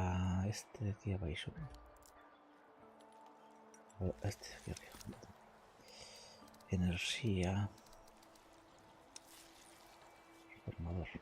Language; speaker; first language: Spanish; non-native, local second language; Galician